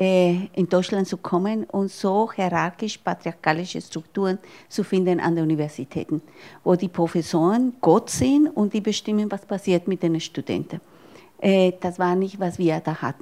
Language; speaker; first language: German; non-native, fluent; Spanish